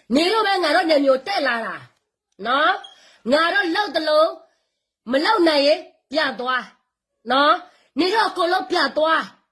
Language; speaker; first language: Burmese; non-native, local second language; Karen languages